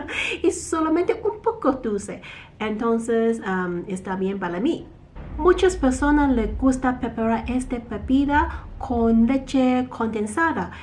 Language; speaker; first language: Spanish; non-native, learner; Cantonese